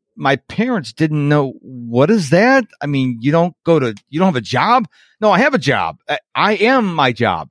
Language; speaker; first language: English; native; English